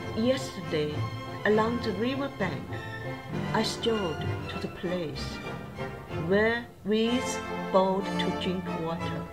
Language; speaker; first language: English; non-native, fluent; Chinese